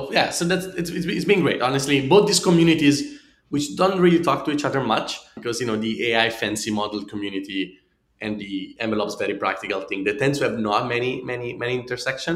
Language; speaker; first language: English; non-native, fluent; Italian